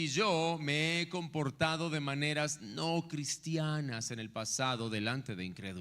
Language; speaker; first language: Spanish; native; Spanish